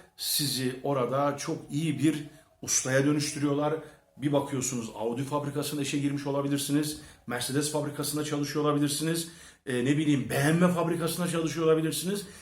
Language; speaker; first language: Turkish; early bilingual, heritage; Turkish